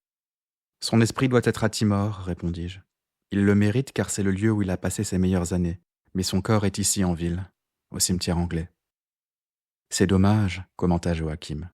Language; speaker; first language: French; native; French